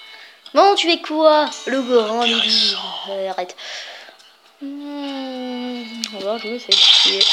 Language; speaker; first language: French; native; French